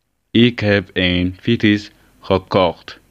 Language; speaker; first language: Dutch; non-native, learner; Tigrinya